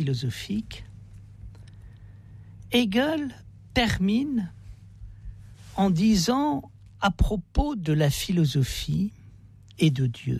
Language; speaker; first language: French; native; French